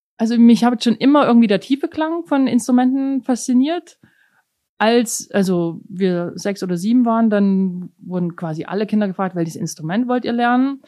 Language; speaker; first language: German; native; German